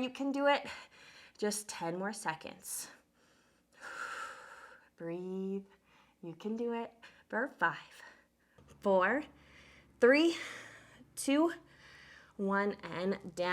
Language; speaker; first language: English; native; English